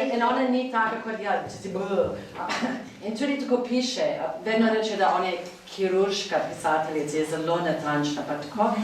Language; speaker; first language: Slovenian; non-native, fluent; English